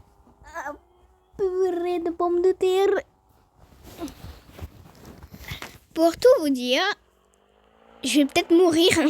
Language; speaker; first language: French; native; French